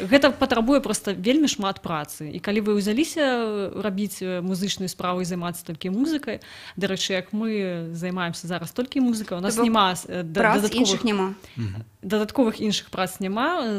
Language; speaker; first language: Belarusian; non-native, local second language; Russian